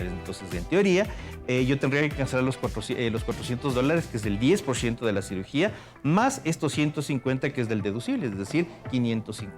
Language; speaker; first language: Spanish; native; Spanish